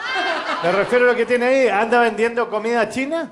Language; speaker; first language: Spanish; native; Spanish